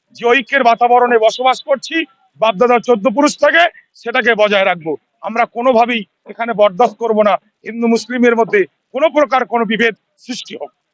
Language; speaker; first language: Bangla; native; Bangla